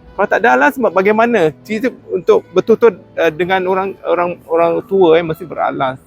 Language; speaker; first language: Malay; native; Malay